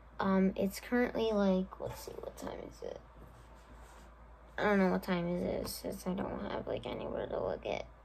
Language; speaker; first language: English; native; English